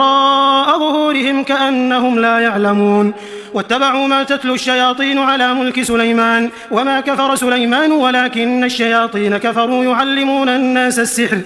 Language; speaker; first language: Arabic; native; Arabic